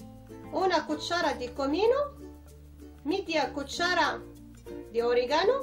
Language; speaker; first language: Spanish; non-native, learner; Arabic